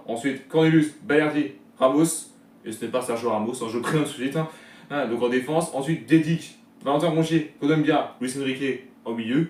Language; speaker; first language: French; native; French